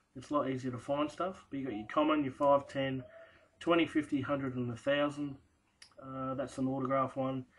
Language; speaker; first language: English; native; English